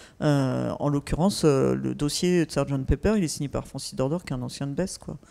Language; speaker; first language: French; native; French